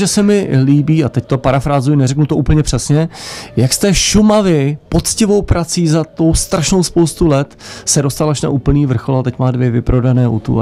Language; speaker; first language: Czech; native; Czech